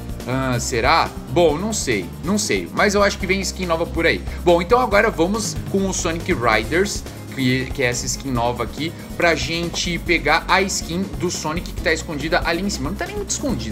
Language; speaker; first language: Portuguese; native; Portuguese